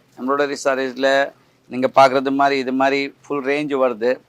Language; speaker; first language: Tamil; non-native, learner; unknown